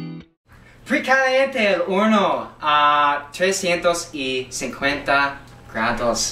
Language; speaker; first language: Spanish; non-native, learner; English